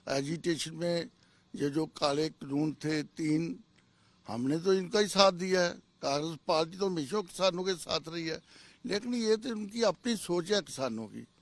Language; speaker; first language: Hindi; non-native, local second language; Punjabi